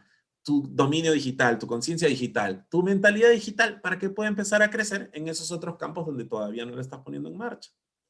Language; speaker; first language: Spanish; native; Spanish